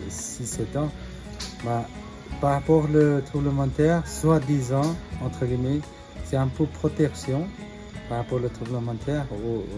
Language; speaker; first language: French; non-native, fluent; Nepali